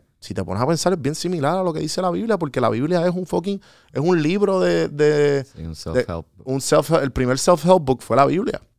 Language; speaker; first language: Spanish; native; Spanish